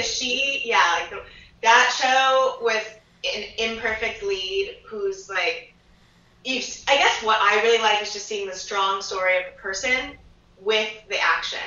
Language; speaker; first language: English; native; English